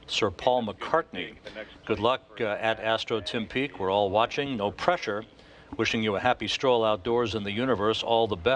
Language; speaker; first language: English; native; English